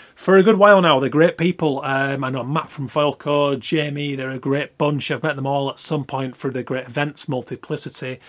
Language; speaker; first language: English; native; English